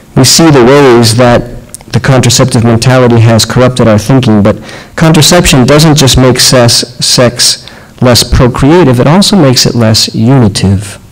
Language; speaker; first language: English; native; English